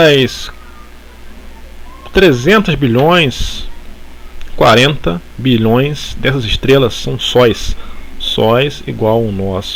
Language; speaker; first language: Portuguese; native; Portuguese